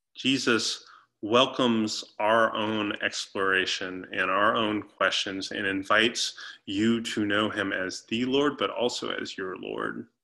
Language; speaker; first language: English; native; English